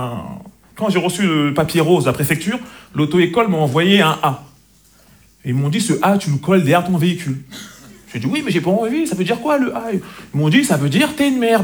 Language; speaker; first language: French; native; French